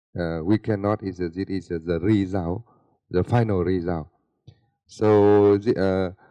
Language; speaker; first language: English; non-native, learner; Vietnamese